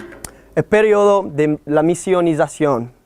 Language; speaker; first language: Spanish; non-native, learner; English